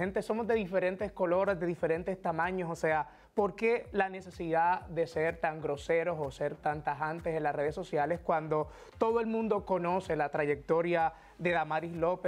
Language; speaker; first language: Spanish; native; Spanish